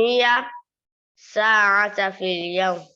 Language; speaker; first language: Arabic; non-native, learner; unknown